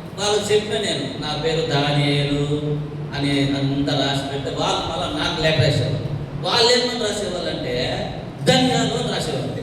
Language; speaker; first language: Telugu; non-native, local second language; Tamil